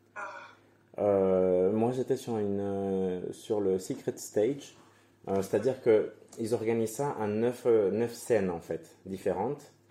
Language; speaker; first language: French; non-native, fluent; Spanish